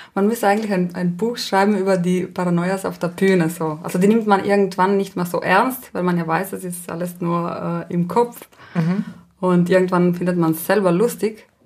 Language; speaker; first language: German; non-native, local second language; Ladin